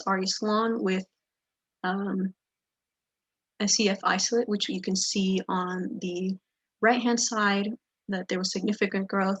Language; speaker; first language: English; native; English